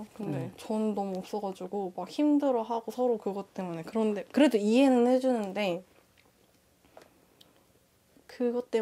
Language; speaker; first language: Korean; native; Korean